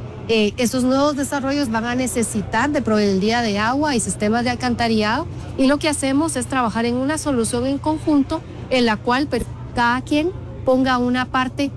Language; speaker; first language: Spanish; native; Spanish